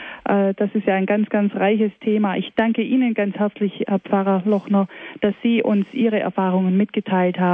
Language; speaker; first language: German; native; German